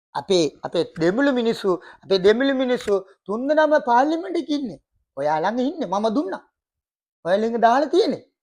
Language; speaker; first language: Sinhala; non-native, local second language; Tamil